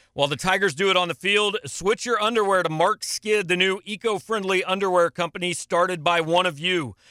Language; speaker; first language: English; native; English